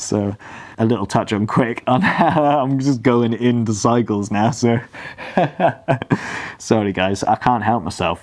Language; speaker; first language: English; native; English